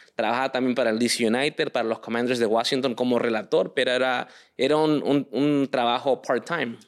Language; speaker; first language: Spanish; early bilingual, heritage; Spanish